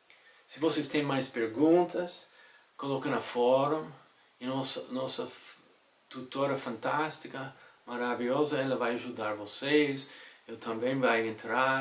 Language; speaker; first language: Portuguese; non-native, fluent; English